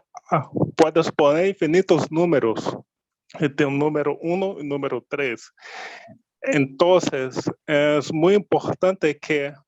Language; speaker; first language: Spanish; non-native, learner; Portuguese